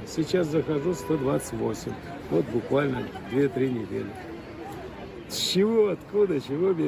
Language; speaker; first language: Russian; native; Russian